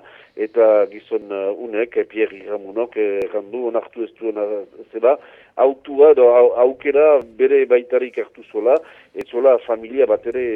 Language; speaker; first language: Basque; native; Basque